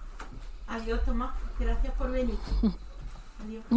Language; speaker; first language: Spanish; native; Spanish